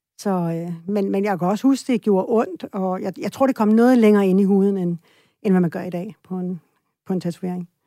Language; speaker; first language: Danish; early bilingual, other home language; Swedish